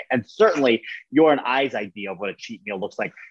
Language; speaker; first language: English; native; English